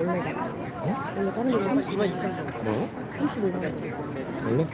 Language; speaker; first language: Korean; native; Korean